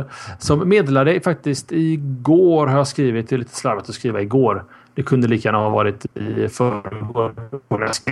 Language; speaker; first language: Swedish; native; Swedish